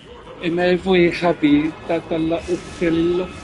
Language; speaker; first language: Finnish; non-native, learner; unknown